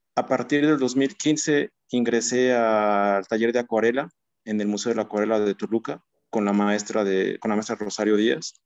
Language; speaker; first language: Spanish; native; Spanish